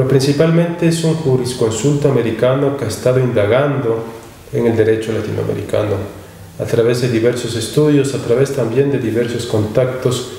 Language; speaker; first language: Spanish; native; Spanish